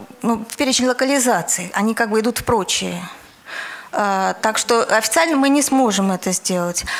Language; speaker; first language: Russian; native; Russian